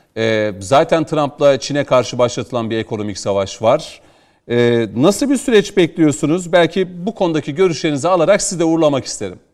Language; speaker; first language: Turkish; native; Turkish